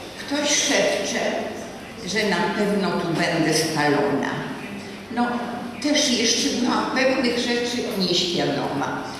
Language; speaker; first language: Polish; native; Polish